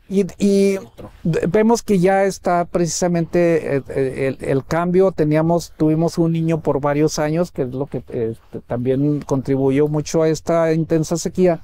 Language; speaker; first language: Spanish; native; Spanish